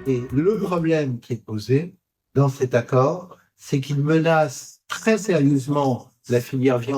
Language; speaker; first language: French; native; French